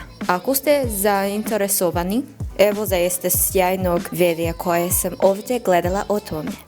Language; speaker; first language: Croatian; non-native, learner; English